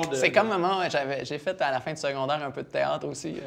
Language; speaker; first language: French; native; French